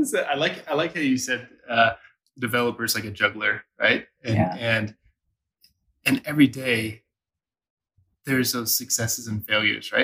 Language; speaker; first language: English; native; English